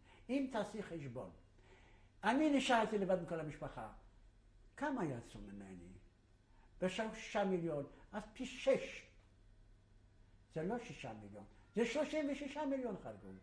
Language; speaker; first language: Hebrew; non-native, fluent; Yiddish